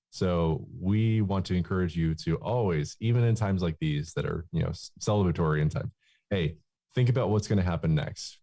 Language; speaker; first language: English; native; English